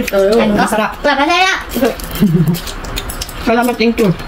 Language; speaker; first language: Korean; non-native, learner; Filipino